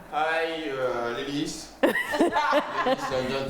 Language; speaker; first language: English; non-native, learner; French